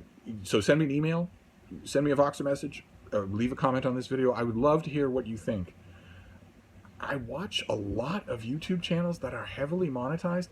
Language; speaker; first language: English; native; English